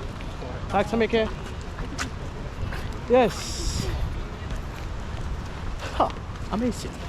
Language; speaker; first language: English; non-native, fluent; Somali